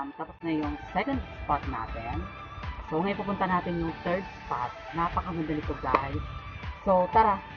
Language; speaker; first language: Filipino; non-native, local second language; Bikol